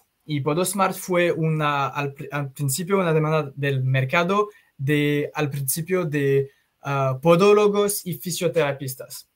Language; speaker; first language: Spanish; non-native, fluent; French